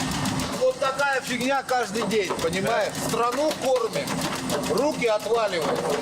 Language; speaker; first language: Russian; native; Russian